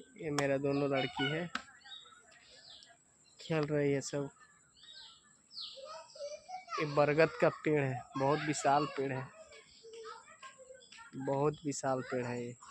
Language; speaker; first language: Hindi; non-native, local second language; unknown